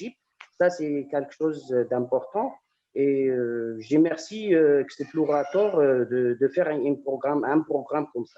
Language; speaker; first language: French; non-native, fluent; Arabic